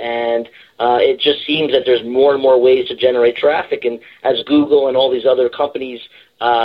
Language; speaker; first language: English; native; English